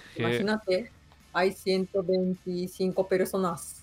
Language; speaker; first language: Spanish; non-native, fluent; Japanese